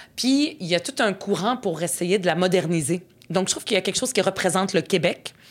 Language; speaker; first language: French; early bilingual, other home language; Arabic